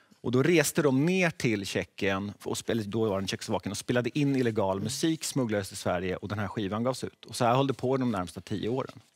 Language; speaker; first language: Swedish; early bilingual, other home language; Czech